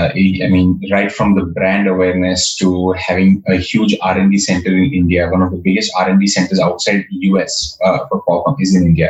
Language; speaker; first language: English; non-native, local second language; Marathi